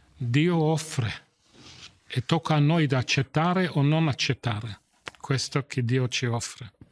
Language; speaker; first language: Italian; non-native, fluent; English